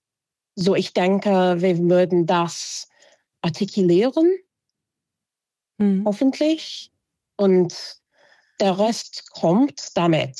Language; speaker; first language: German; non-native, fluent; English